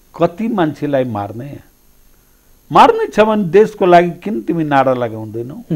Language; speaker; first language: Nepali; non-native, local second language; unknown